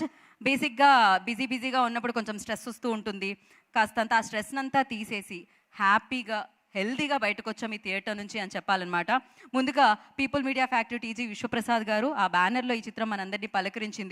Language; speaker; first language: Telugu; native; Telugu